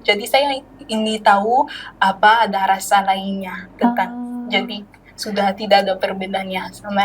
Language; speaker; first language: Indonesian; non-native, learner; Malagasy